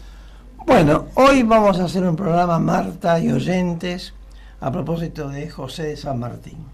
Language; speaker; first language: Spanish; native; Spanish